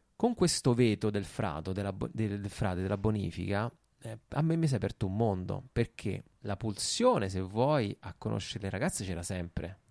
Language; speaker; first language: Italian; native; Italian